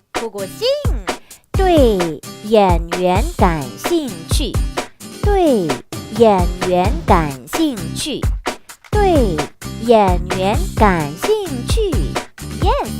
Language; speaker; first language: Chinese; non-native, fluent; Korean